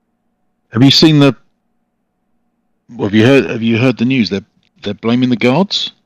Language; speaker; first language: English; native; English